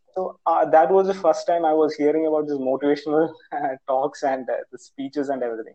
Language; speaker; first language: English; non-native, local second language; Malayalam